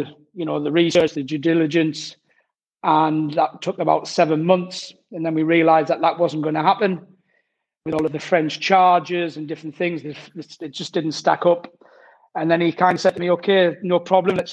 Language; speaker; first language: English; native; English